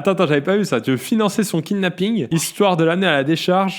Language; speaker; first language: French; native; French